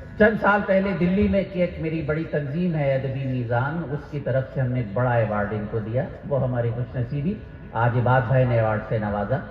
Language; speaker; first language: Urdu; native; Urdu